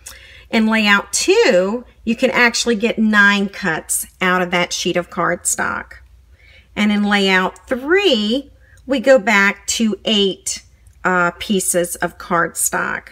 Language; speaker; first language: English; native; English